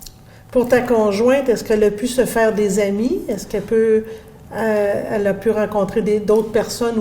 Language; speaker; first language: French; native; French